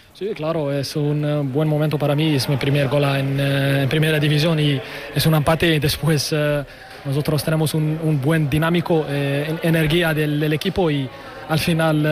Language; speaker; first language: Spanish; non-native, learner; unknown